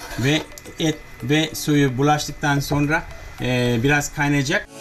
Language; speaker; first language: Turkish; non-native, learner; English